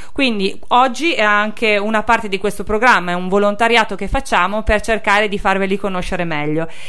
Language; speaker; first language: Italian; native; Italian